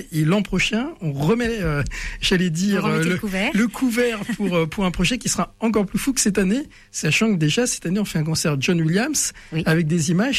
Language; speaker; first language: French; native; French